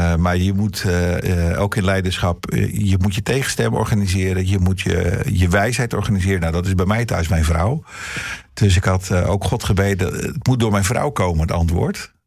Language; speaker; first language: Dutch; early bilingual, heritage; Dutch